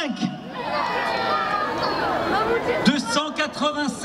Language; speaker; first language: French; non-native, fluent; Korean